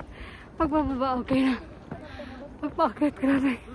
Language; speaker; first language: Japanese; non-native, learner; Filipino